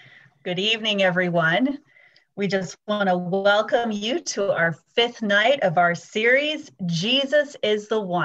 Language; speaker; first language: English; native; English